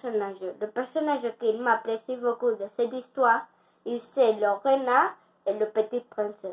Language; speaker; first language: French; non-native, learner; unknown